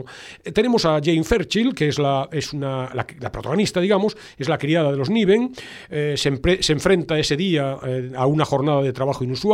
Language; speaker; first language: Spanish; native; Spanish